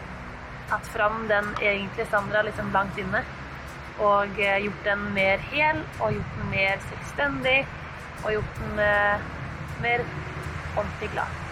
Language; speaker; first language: Norwegian; native; Norwegian